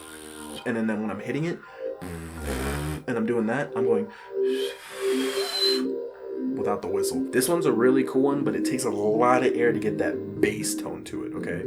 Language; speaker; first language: English; native; English